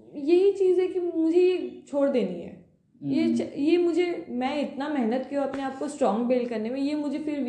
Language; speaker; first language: Hindi; non-native, local second language; Bangla